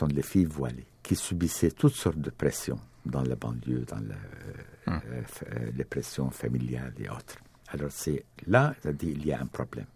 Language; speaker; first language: French; non-native, fluent; Arabic